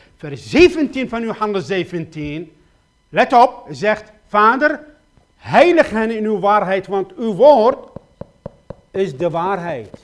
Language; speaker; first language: Dutch; non-native, fluent; Kurdish